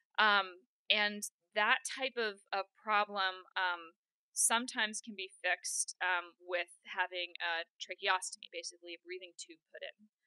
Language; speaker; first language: English; native; English